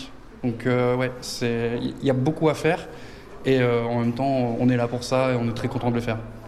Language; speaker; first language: French; native; French